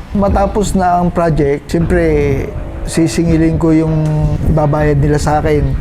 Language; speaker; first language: Filipino; native; Filipino